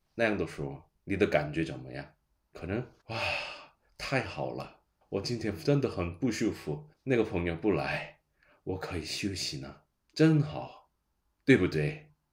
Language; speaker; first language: Chinese; non-native, fluent; Korean